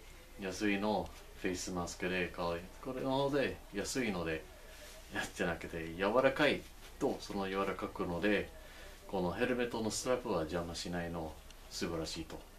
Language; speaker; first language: Japanese; non-native, learner; English